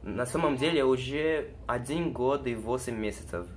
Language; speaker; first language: Russian; non-native, learner; Portuguese